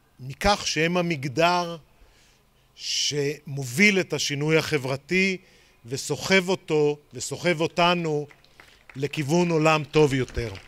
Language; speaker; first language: Hebrew; native; Hebrew